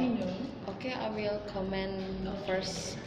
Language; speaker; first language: English; non-native, learner; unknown